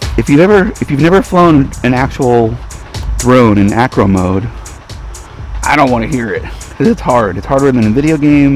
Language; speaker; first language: English; native; English